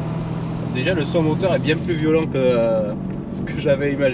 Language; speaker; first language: French; native; French